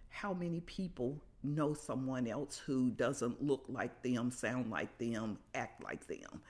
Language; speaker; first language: English; native; English